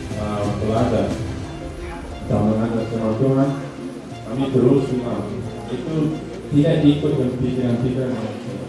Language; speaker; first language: Indonesian; non-native, learner; English